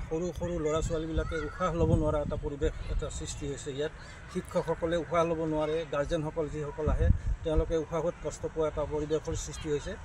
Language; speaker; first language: Assamese; native; Assamese